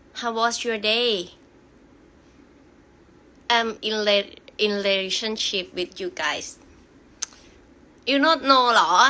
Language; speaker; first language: English; non-native, learner; Thai